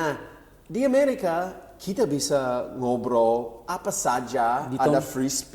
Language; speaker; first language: Indonesian; non-native, fluent; English